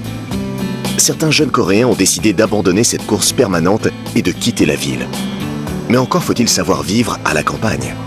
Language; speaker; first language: French; native; French